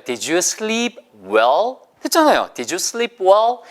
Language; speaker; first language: English; non-native, fluent; Korean